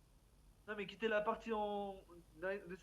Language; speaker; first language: French; native; French